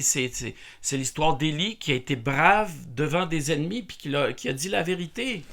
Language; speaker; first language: French; native; French